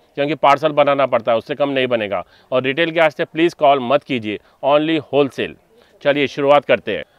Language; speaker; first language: Hindi; non-native, local second language; Telugu